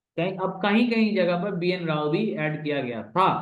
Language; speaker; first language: Hindi; non-native, local second language; Bangla